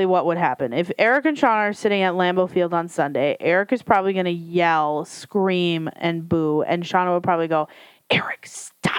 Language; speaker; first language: English; native; English